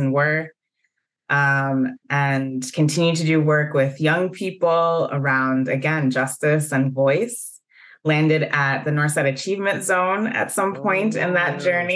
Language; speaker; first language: English; native; English